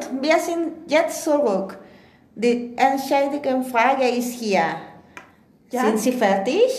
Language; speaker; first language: German; non-native, learner; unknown